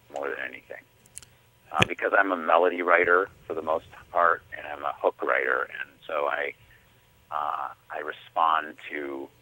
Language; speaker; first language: English; native; English